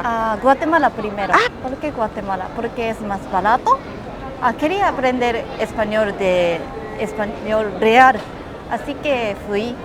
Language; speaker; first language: Spanish; non-native, fluent; Japanese